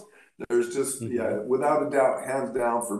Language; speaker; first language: English; native; English